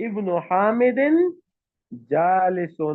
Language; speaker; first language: Arabic; non-native, fluent; Urdu